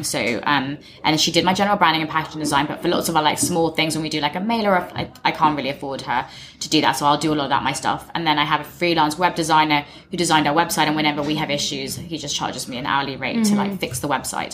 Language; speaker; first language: English; native; English